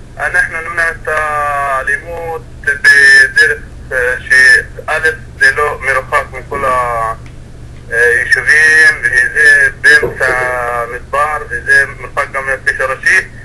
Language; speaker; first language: Hebrew; non-native, local second language; Arabic